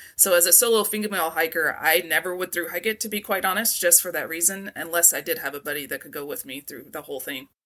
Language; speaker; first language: English; native; English